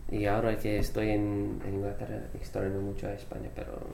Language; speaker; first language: Spanish; non-native, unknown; English